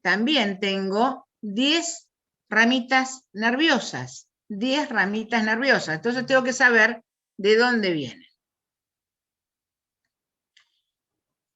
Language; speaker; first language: Spanish; native; Spanish